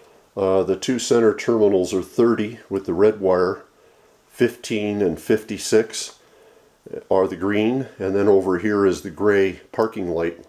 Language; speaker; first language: English; native; English